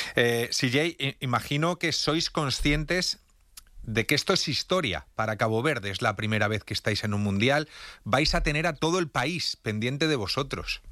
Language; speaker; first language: Spanish; native; Spanish